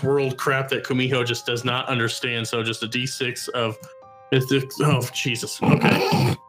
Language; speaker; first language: English; native; English